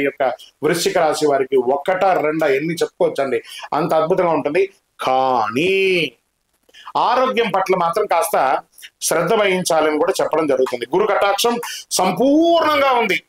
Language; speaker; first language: Telugu; native; Telugu